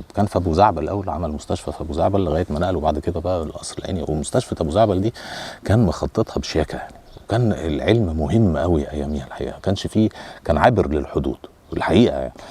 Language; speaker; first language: Arabic; native; Arabic